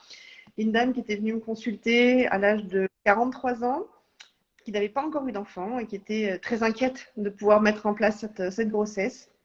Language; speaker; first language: French; native; French